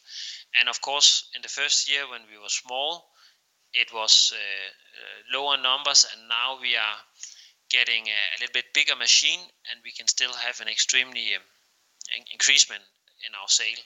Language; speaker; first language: English; non-native, fluent; Danish